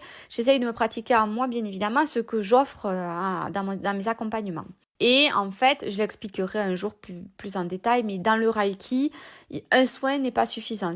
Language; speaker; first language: French; native; French